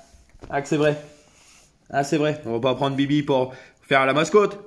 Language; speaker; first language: French; native; French